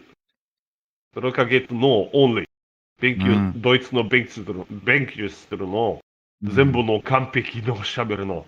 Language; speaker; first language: Japanese; non-native, learner; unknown